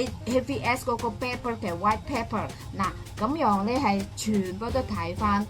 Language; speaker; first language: Cantonese; non-native, fluent; Indonesian